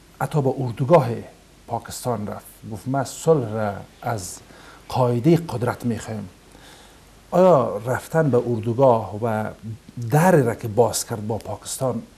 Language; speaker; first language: Persian; native; Persian